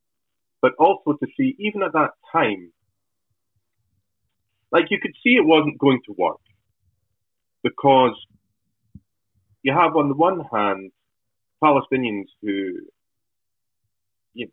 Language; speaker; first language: English; native; English